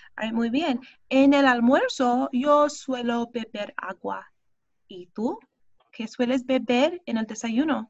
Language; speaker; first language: Spanish; non-native, fluent; English